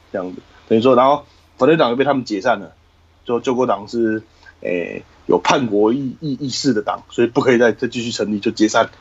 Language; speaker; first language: Chinese; native; Chinese